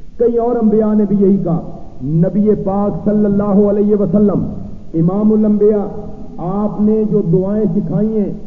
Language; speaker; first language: Urdu; native; Urdu